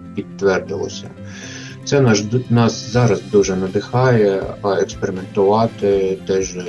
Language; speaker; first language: Ukrainian; non-native, fluent; Latvian